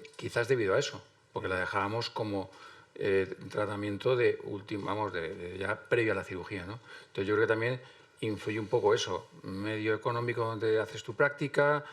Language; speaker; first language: Spanish; native; Spanish